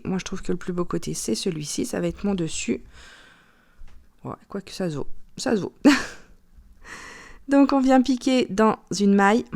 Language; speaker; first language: French; native; French